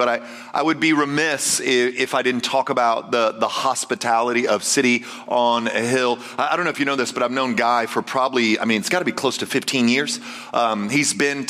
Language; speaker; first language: English; native; English